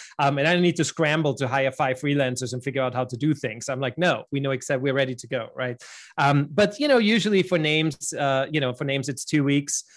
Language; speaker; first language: English; non-native, fluent; German